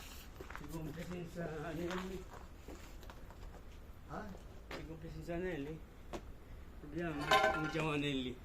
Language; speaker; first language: Italian; non-native, learner; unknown